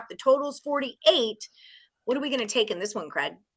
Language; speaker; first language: English; native; English